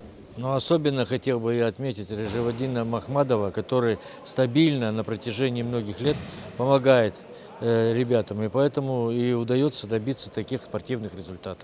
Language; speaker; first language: Russian; native; Russian